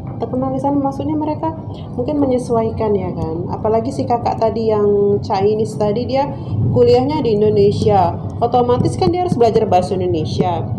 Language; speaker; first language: Indonesian; native; Indonesian